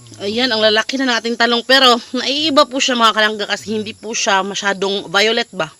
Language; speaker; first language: Filipino; native; Filipino